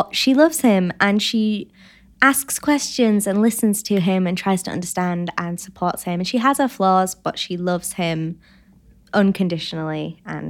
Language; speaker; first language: English; native; English